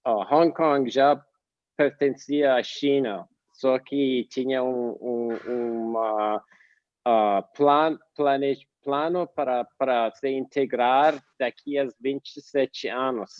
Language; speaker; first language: Portuguese; non-native, fluent; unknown